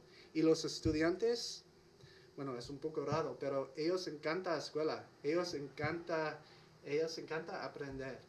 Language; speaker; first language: Spanish; non-native, learner; English